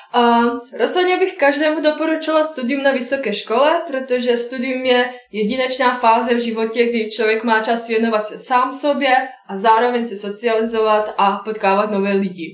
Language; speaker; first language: Czech; non-native, fluent; Bosnian